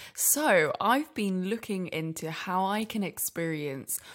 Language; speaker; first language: English; native; English